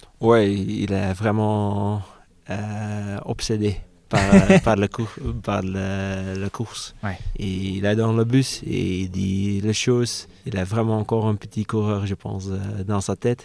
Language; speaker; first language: French; non-native, local second language; Dutch